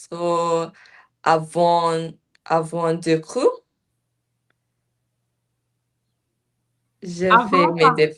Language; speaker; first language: French; non-native, learner; English